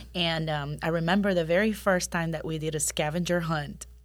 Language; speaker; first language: English; non-native, fluent; Spanish